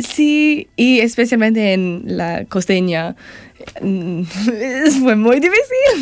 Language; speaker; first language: Spanish; non-native, learner; English